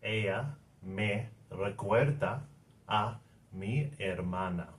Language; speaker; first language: Spanish; non-native, fluent; English